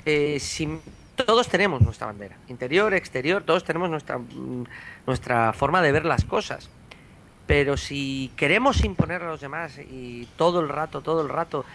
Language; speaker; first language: Spanish; native; Spanish